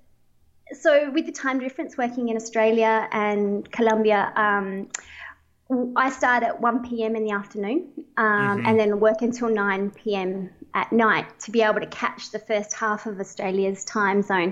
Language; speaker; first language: English; native; English